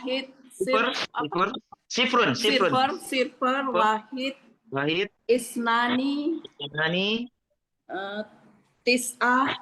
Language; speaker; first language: Arabic; non-native, learner; Indonesian